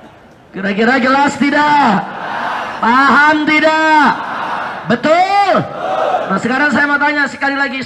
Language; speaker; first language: Indonesian; native; Indonesian